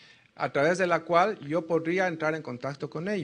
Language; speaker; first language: Spanish; native; Spanish